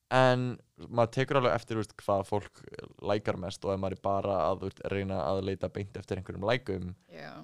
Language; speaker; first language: Icelandic; native; Icelandic